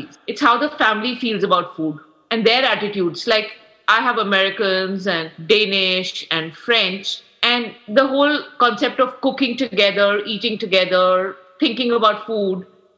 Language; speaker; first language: English; non-native, local second language; Hindi